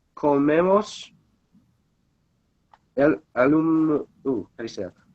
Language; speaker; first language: Spanish; non-native, learner; English